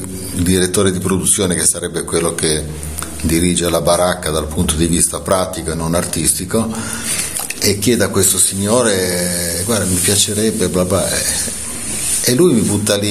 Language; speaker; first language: Italian; native; Italian